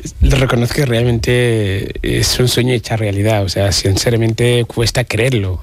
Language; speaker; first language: Spanish; non-native, fluent; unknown